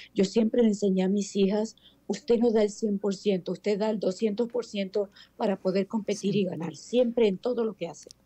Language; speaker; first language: Spanish; native; Spanish